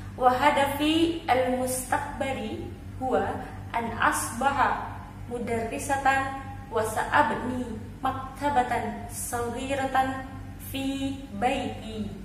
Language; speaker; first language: Arabic; non-native, learner; Indonesian